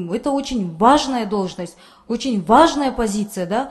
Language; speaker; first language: Russian; non-native, local second language; Kyrgyz